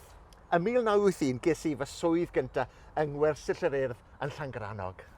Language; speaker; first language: Welsh; native; Welsh